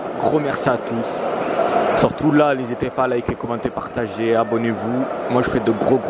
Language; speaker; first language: French; native; French